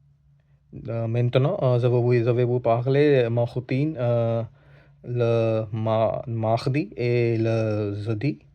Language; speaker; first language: French; non-native, learner; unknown